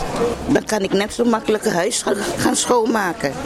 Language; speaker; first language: Dutch; non-native, local second language; Papiamento